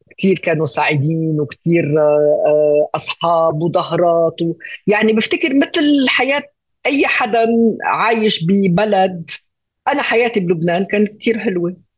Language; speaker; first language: Arabic; native; Arabic